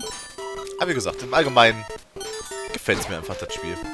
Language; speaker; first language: German; native; German